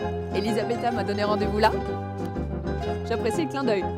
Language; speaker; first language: French; native; French